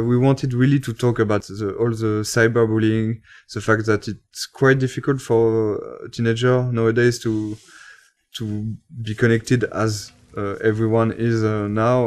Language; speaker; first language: English; non-native, fluent; French